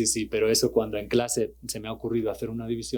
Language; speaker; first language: Spanish; native; Spanish